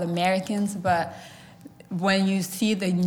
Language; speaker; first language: English; early bilingual, other home language; Somali